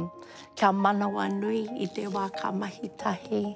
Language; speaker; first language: Māori; non-native, local second language; English